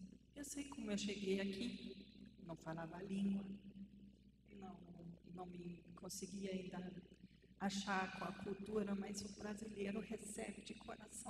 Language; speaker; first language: Portuguese; non-native, fluent; German